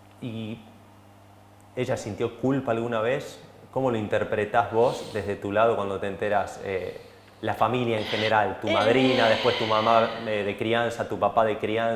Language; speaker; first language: Spanish; native; Spanish